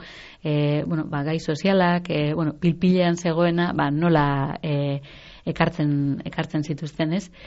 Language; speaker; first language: Basque; native; Basque